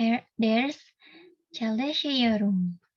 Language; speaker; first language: Turkish; non-native, learner; Indonesian